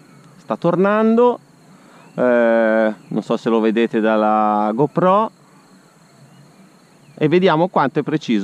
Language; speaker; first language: Italian; native; Italian